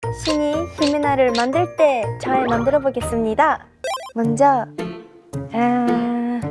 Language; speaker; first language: Korean; non-native, learner; Japanese